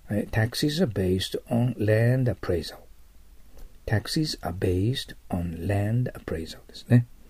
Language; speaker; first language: English; non-native, fluent; Japanese